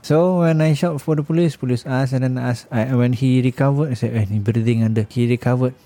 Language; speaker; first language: English; non-native, local second language; Malay